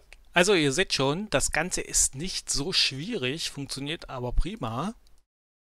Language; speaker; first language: German; native; German